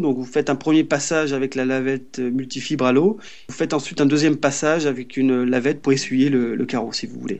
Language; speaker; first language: French; native; French